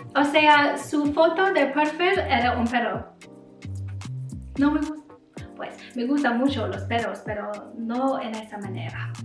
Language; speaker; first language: Spanish; non-native, learner; English